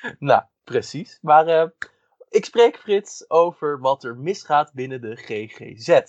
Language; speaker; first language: Dutch; native; Dutch